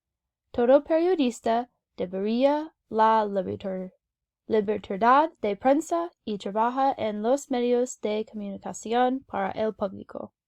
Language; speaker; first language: Spanish; non-native, learner; English